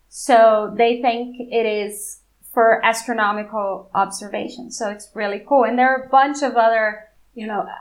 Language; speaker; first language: English; non-native, fluent; Portuguese